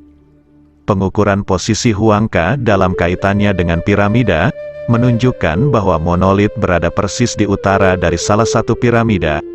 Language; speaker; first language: Indonesian; native; Indonesian